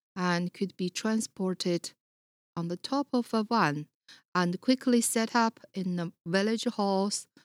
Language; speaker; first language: English; non-native, fluent; Chinese